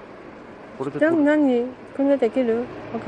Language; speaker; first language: Japanese; non-native, learner; Chinese